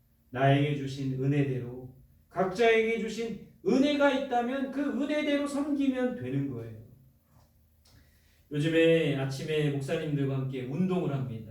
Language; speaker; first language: Korean; native; Korean